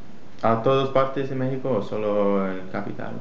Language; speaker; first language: Spanish; non-native, learner; English